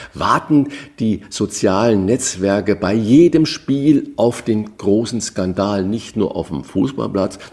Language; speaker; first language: German; early bilingual, other home language; Portuguese